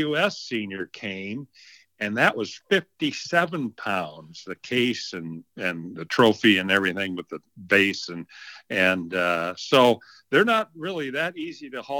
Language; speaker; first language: English; native; English